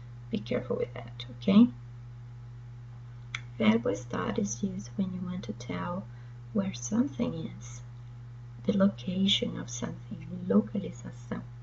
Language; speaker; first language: English; non-native, fluent; Portuguese